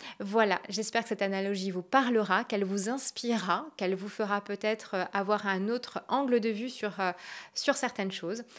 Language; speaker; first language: French; native; French